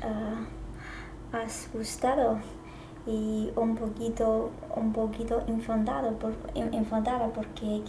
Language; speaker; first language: Spanish; non-native, learner; Chinese